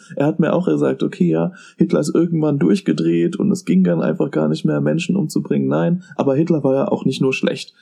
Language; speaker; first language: German; native; German